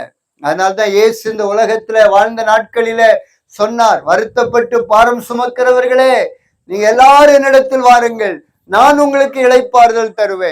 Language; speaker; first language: Tamil; native; Tamil